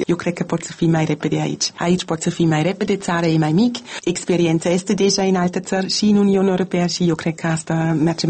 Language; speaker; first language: Romanian; non-native, learner; German